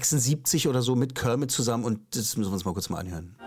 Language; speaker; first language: German; native; German